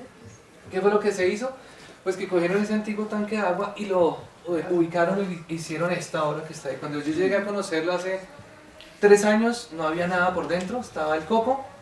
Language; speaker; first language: Spanish; native; Spanish